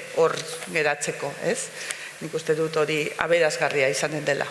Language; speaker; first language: Basque; non-native, local second language; Spanish